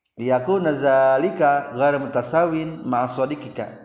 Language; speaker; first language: Arabic; non-native, fluent; Indonesian